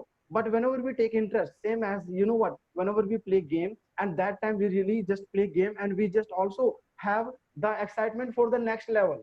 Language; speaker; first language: English; non-native, learner; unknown